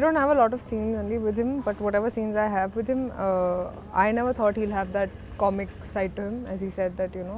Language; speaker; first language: Telugu; non-native, learner; Hindi